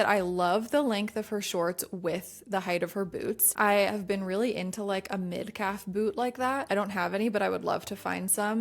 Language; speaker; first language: English; native; English